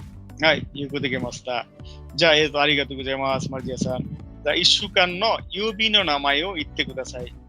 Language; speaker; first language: Japanese; non-native, fluent; Bangla